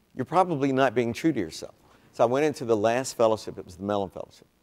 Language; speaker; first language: English; native; English